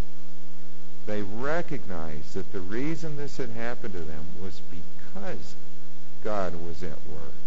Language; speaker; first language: English; native; English